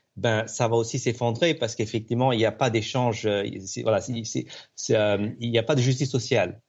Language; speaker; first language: French; non-native, fluent; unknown